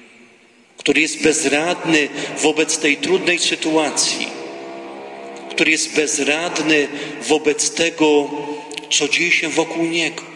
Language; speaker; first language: Polish; native; Polish